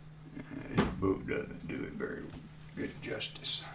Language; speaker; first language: English; native; English